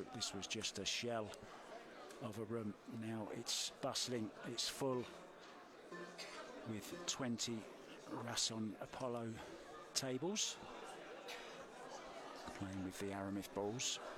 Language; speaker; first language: English; native; English